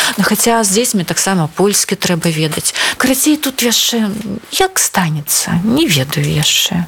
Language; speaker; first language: Belarusian; non-native, local second language; Russian